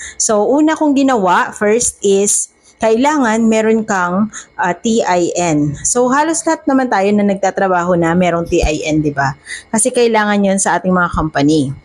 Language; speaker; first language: Filipino; native; Filipino